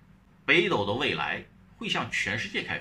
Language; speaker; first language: Chinese; native; Chinese